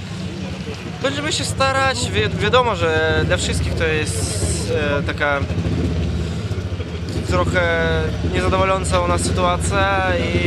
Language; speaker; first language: Polish; non-native, fluent; Russian